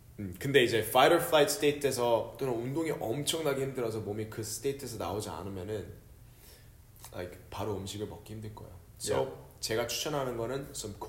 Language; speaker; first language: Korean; early bilingual, heritage; Korean